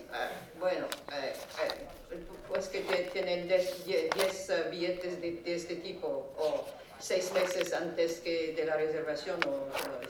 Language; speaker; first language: Spanish; non-native, fluent; French